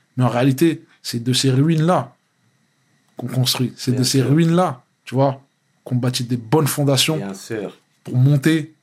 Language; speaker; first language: French; native; French